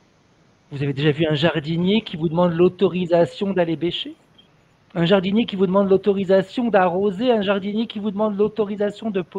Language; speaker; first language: French; native; French